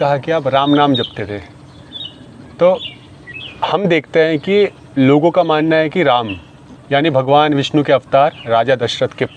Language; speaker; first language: Hindi; native; Hindi